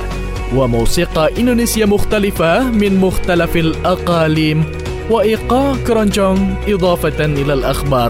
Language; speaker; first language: Arabic; non-native, fluent; Indonesian